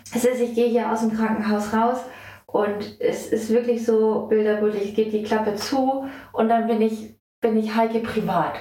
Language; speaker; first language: German; native; German